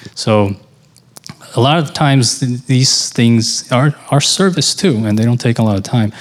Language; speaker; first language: English; non-native, fluent; Portuguese